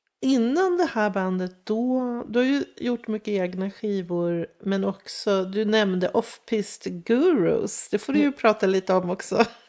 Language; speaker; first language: Swedish; native; Swedish